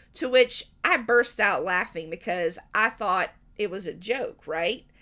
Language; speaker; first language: English; native; English